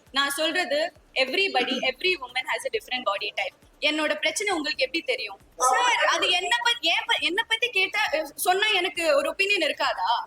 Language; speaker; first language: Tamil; non-native, local second language; Malayalam